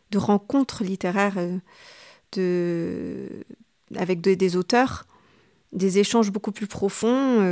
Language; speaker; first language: French; native; French